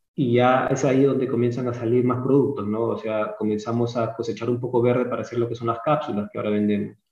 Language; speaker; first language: Spanish; early bilingual, other home language; English